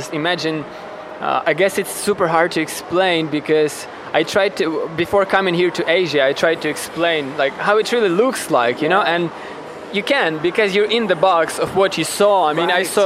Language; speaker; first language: English; non-native, fluent; Ukrainian